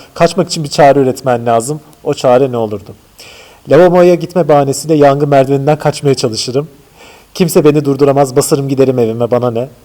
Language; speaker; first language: Turkish; native; Turkish